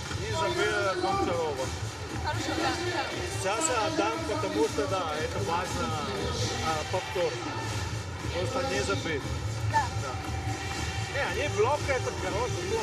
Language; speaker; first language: Russian; non-native, learner; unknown